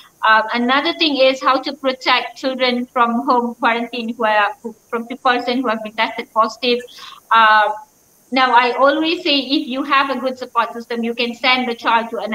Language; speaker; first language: English; non-native, local second language; Malay